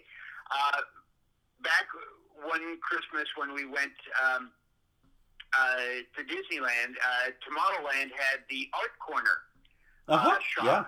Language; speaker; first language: English; native; English